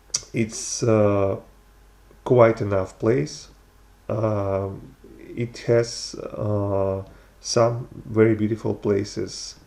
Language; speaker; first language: English; non-native, learner; Russian